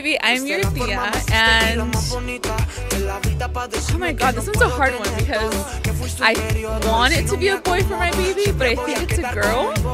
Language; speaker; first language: English; early bilingual, other home language; Spanish